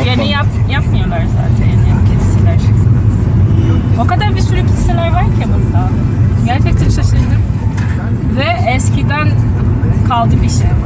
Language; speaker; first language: Turkish; non-native, fluent; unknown